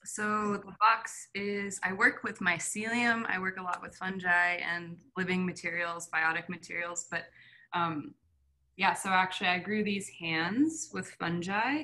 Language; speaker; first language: English; native; English